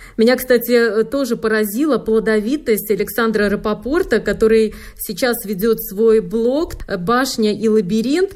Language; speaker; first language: Russian; native; Russian